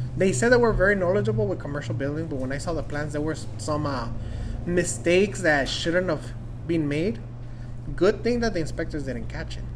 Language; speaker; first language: English; non-native, fluent; Spanish